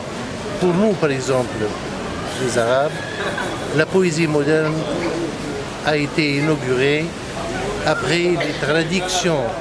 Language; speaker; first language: French; non-native, local second language; Arabic